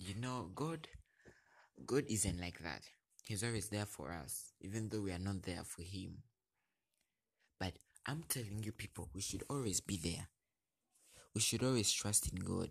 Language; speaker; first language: English; non-native, local second language; Ganda